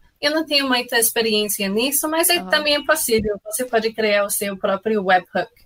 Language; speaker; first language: Portuguese; non-native, fluent; English